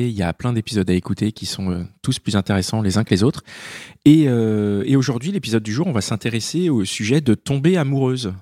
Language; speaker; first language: French; native; French